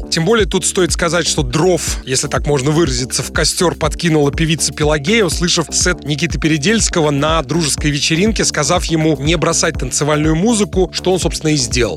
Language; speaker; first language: Russian; native; Russian